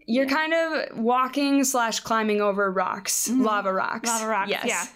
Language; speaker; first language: English; native; English